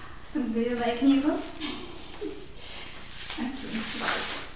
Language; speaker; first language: English; non-native, learner; Russian